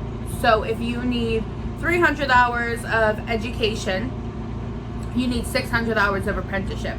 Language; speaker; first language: English; native; English